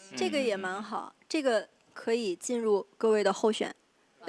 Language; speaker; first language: Chinese; native; Chinese